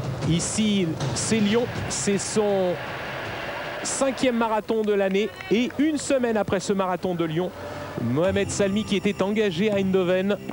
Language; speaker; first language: French; native; French